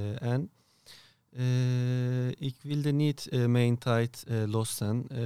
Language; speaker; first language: Dutch; non-native, learner; Turkish